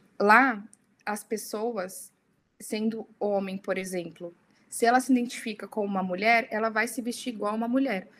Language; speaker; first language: Portuguese; early bilingual, heritage; Portuguese